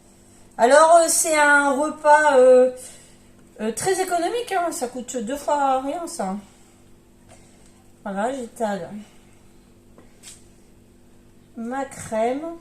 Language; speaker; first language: French; native; French